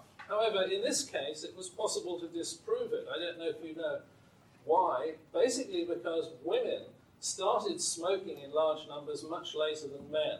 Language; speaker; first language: English; native; English